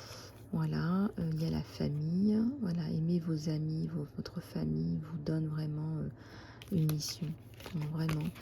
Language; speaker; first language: French; native; French